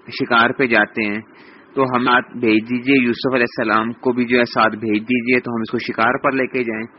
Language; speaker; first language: Urdu; native; Urdu